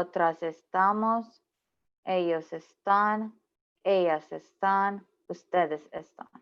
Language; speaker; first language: Spanish; non-native, learner; English